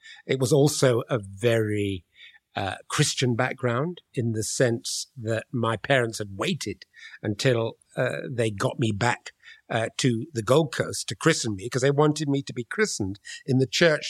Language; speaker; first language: English; native; English